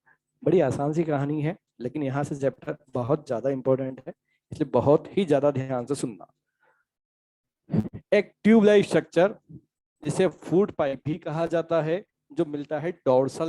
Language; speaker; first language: Hindi; native; Hindi